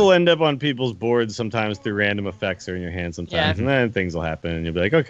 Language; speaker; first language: English; native; English